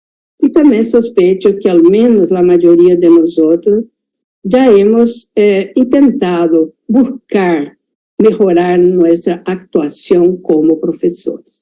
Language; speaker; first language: Spanish; non-native, fluent; Portuguese